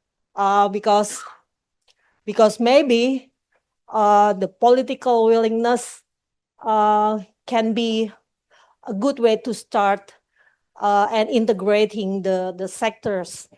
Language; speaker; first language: English; non-native, local second language; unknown